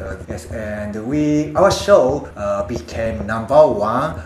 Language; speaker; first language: English; non-native, learner; Japanese